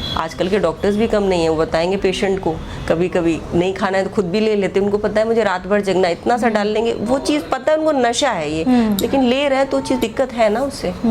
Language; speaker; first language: Hindi; native; Hindi